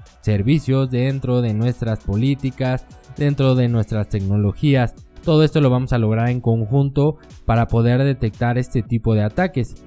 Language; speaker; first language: Spanish; native; Spanish